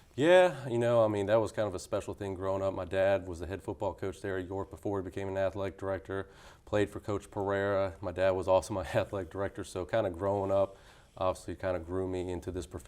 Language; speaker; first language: English; native; English